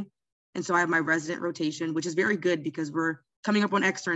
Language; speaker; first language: English; native; English